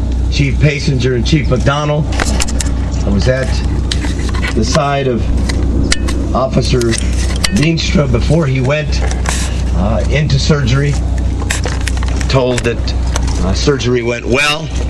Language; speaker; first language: English; native; English